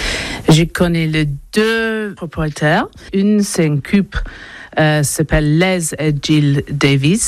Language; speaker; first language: French; non-native, learner; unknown